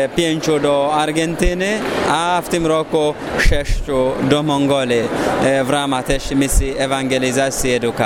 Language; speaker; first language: Polish; non-native, fluent; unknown